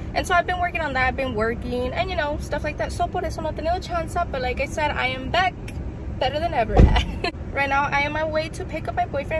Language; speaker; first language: English; early bilingual, other home language; Spanish